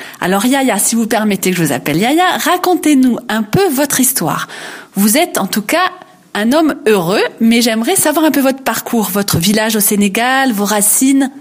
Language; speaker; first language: French; native; French